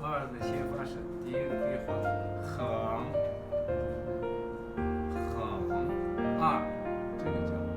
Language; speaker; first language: Chinese; non-native, fluent; Kazakh